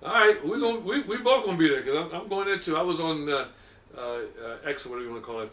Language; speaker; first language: English; native; English